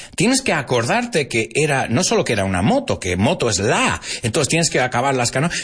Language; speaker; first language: Spanish; non-native, fluent; English